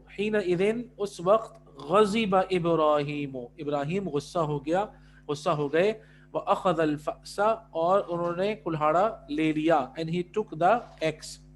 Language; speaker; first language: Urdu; native; Urdu